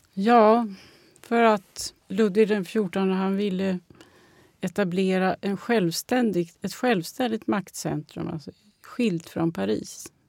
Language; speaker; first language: Swedish; native; Swedish